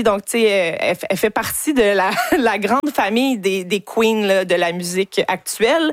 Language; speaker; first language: French; native; French